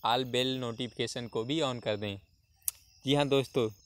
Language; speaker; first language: Hindi; native; Hindi